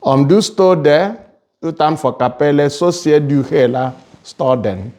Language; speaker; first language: Swedish; non-native, fluent; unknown